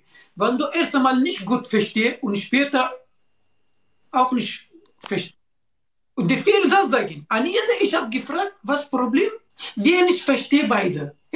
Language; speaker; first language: German; non-native, learner; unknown